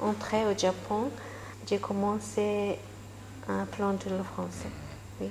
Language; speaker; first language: French; non-native, learner; Japanese